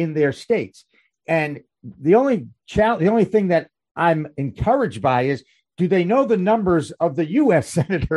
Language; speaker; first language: English; native; English